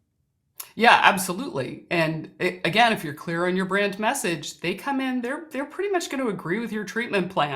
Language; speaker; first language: English; native; English